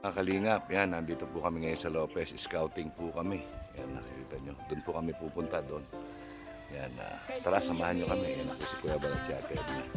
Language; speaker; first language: Filipino; native; Filipino